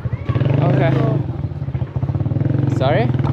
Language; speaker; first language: English; non-native, learner; Thai